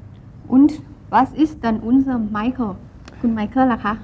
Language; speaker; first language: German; non-native, fluent; Thai